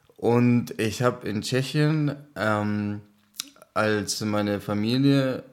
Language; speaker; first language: German; non-native, fluent; Czech